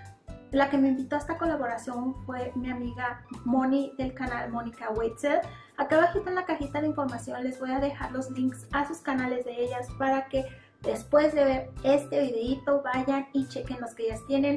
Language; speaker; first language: Spanish; native; Spanish